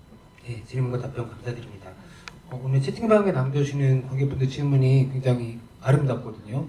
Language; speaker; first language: Korean; native; Korean